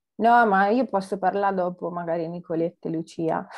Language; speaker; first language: Italian; native; Italian